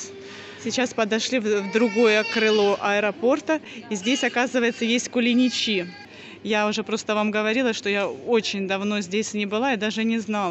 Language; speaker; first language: Russian; native; Russian